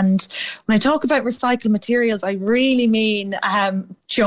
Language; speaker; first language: English; native; English